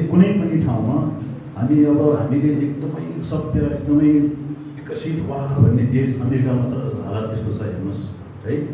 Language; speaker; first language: Nepali; non-native, local second language; Gurung